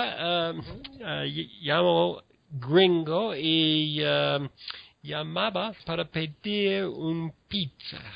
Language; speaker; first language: Spanish; non-native, learner; English